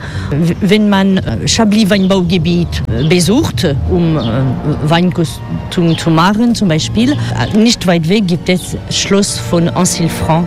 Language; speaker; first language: German; non-native, fluent; French